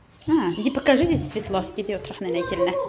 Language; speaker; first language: Russian; non-native, local second language; Azerbaijani